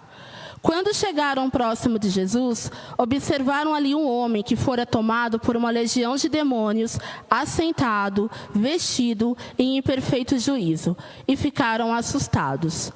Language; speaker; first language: Portuguese; native; Portuguese